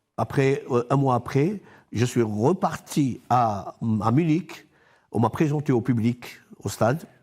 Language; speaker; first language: French; non-native, local second language; Arabic